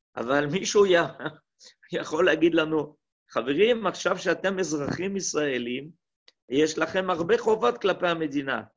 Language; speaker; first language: Hebrew; non-native, fluent; French